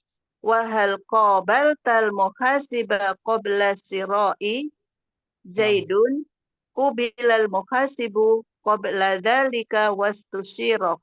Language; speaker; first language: Arabic; non-native, learner; Indonesian